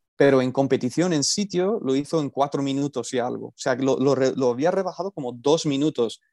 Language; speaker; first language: Spanish; early bilingual, heritage; Spanish